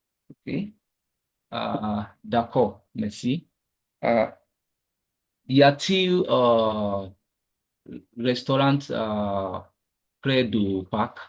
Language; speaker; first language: French; non-native, learner; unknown